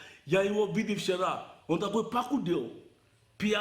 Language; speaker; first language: Russian; non-native, learner; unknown